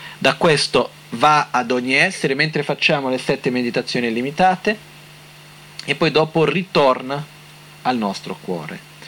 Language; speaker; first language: Italian; non-native, fluent; Portuguese